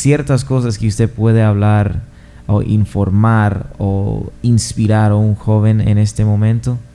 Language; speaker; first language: Spanish; non-native, fluent; English